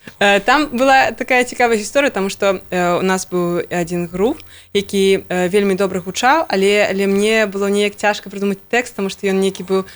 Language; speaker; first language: Belarusian; non-native, local second language; Russian